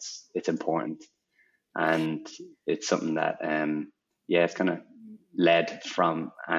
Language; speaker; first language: English; native; English